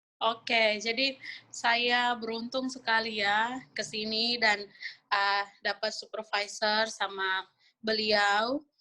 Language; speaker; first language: Indonesian; native; Indonesian